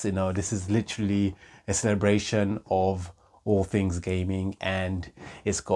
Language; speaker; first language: English; native; English